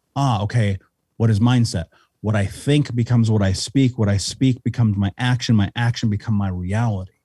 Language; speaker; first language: English; native; English